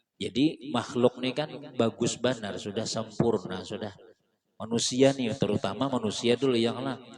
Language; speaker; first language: Indonesian; non-native, local second language; Banjar